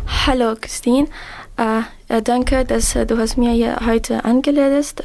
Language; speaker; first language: German; non-native, learner; Persian